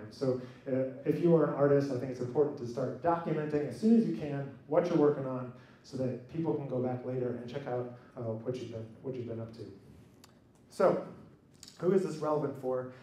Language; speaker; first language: English; native; English